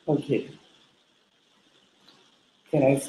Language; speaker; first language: English; non-native, learner; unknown